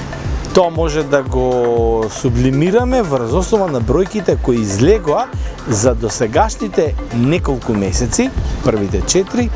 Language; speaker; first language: Macedonian; native; Macedonian